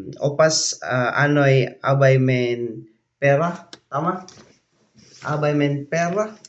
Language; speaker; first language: Finnish; non-native, learner; Cebuano